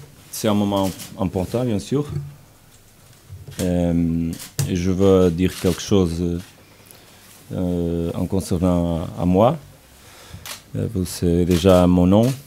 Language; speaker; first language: French; non-native, learner; Portuguese